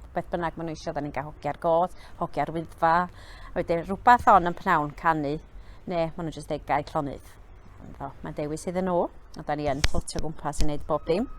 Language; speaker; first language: Welsh; native; Welsh